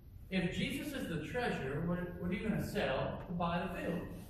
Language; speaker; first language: English; native; English